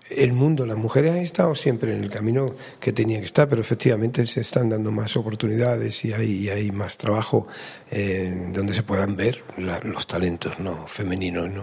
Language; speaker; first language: Spanish; native; Spanish